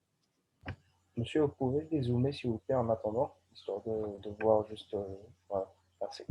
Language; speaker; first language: French; native; French